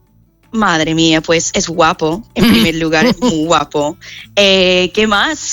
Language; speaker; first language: Spanish; non-native, fluent; English